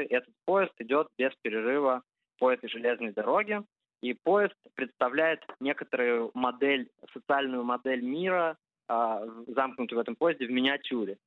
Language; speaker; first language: Russian; early bilingual, heritage; Russian